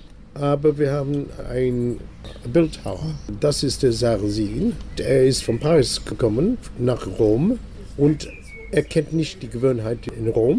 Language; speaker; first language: German; non-native, fluent; English